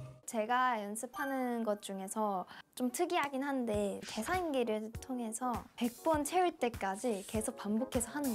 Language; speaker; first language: Korean; non-native, fluent; Japanese